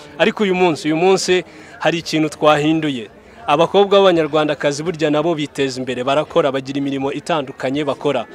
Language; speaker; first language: Kinyarwanda; native; Kinyarwanda